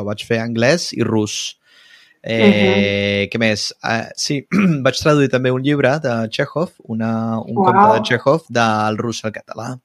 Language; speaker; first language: Catalan; non-native, fluent; Spanish